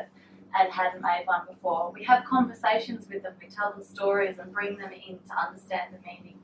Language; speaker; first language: English; native; English